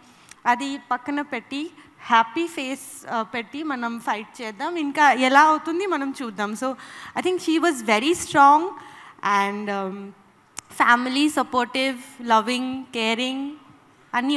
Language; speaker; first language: Telugu; non-native, learner; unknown